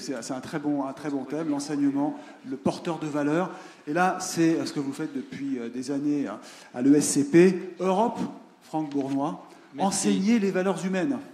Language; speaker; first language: French; native; French